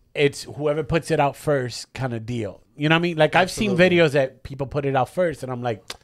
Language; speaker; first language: English; non-native, local second language; Spanish